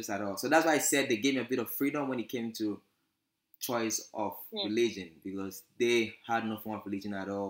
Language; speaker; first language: English; native; English